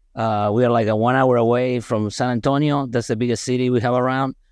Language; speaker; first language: English; non-native, fluent; Spanish